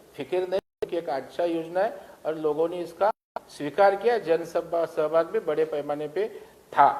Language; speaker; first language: Hindi; non-native, local second language; Marathi